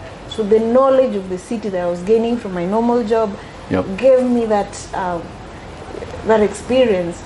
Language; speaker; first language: English; non-native, local second language; Luyia